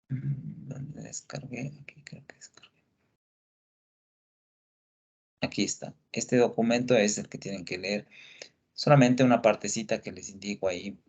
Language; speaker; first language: Spanish; native; Spanish